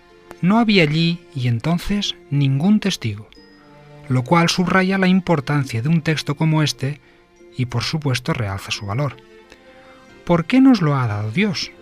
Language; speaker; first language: Spanish; native; Spanish